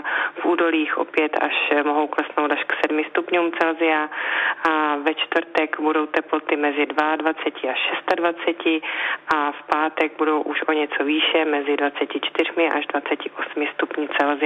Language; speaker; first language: Czech; native; Czech